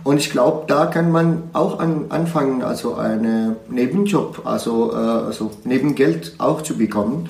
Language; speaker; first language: German; non-native, learner; Arabic